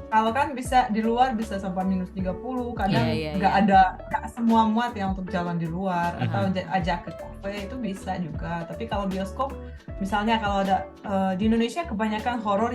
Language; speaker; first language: Indonesian; non-native, fluent; Russian